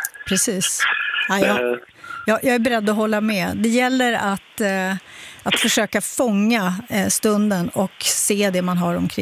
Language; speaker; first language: Swedish; native; Swedish